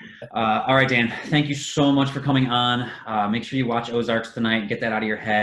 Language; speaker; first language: English; native; English